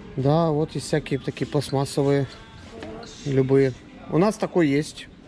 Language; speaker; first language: Russian; native; Russian